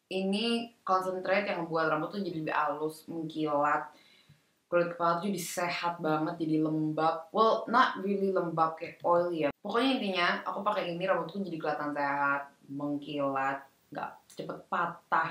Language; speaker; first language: Indonesian; early bilingual, heritage; Indonesian